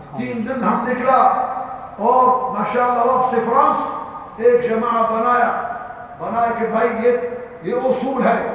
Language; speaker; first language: Urdu; non-native, learner; Arabic